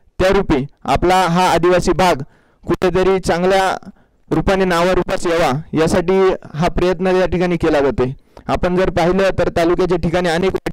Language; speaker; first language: Marathi; native; Marathi